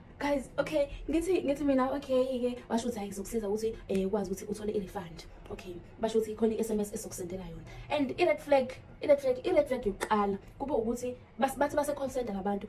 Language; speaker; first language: Zulu; native; Zulu